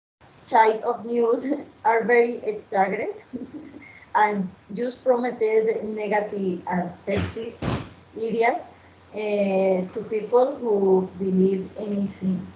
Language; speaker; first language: English; non-native, learner; Spanish